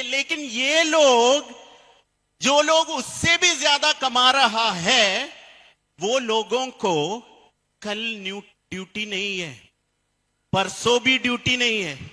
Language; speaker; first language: Hindi; non-native, fluent; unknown